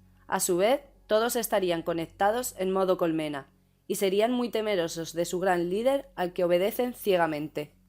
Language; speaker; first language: Spanish; native; Spanish